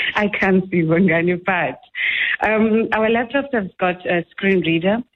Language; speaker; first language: English; non-native, local second language; Xhosa